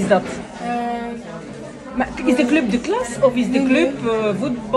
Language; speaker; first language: Dutch; non-native, fluent; French